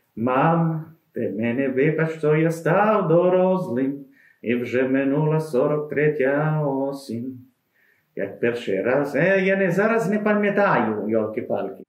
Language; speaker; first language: Ukrainian; non-native, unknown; Italian